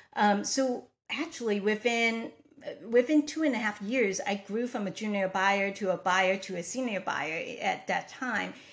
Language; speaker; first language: English; non-native, local second language; Cantonese